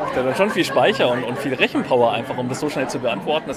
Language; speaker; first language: German; native; German